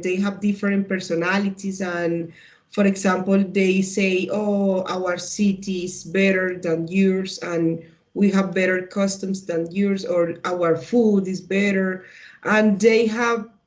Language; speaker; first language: English; non-native, learner; Spanish